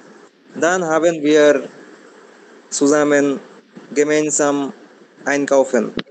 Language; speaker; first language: German; non-native, learner; Bangla